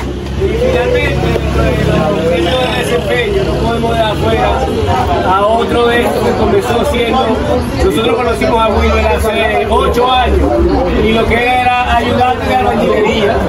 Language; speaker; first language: Spanish; native; Spanish